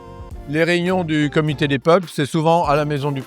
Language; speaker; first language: French; native; French